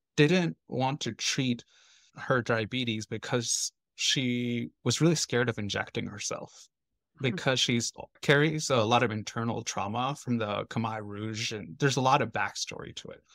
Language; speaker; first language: English; native; English